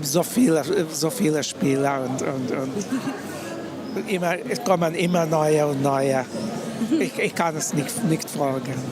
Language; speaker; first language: German; non-native, fluent; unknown